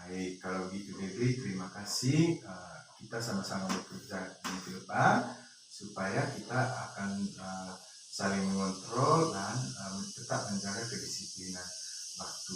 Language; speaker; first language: Indonesian; non-native, local second language; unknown